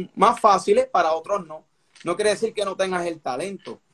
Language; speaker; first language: Spanish; native; Spanish